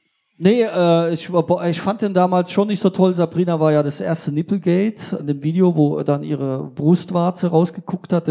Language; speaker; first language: German; native; German